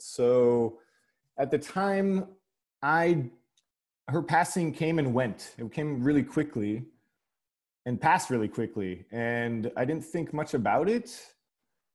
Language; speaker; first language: English; native; English